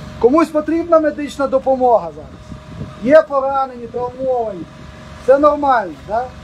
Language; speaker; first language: Ukrainian; native; Ukrainian